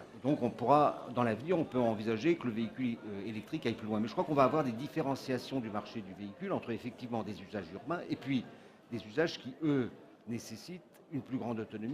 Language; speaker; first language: French; native; French